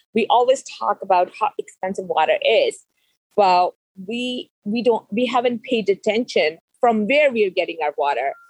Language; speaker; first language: English; non-native, local second language; Urdu